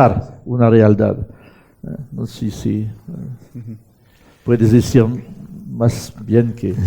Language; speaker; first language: Spanish; non-native, fluent; French